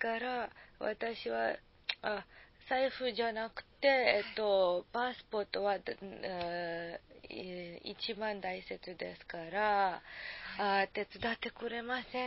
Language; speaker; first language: Japanese; non-native, learner; Serbian